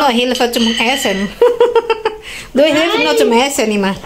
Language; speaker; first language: German; non-native, learner; Indonesian